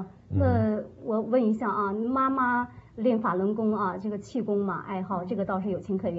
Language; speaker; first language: Chinese; native; Chinese